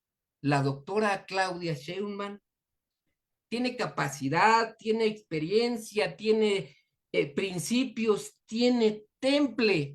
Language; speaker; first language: Spanish; native; Spanish